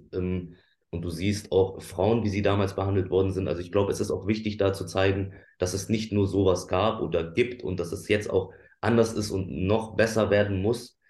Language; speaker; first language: German; early bilingual, other home language; Persian